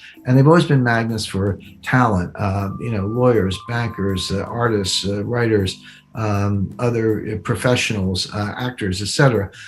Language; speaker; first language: English; native; English